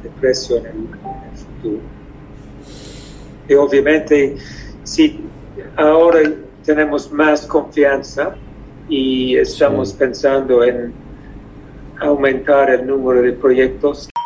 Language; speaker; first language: Spanish; non-native, fluent; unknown